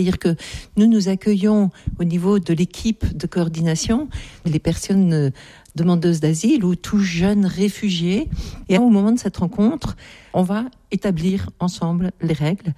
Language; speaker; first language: French; native; French